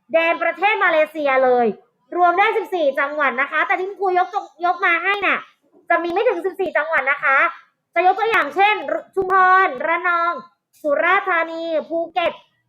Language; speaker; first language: Thai; native; Thai